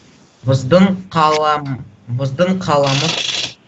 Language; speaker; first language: Kazakh; non-native, local second language; Russian